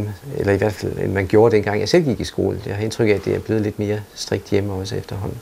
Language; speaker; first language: Danish; native; Danish